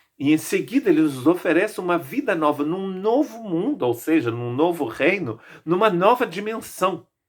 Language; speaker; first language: Portuguese; native; Portuguese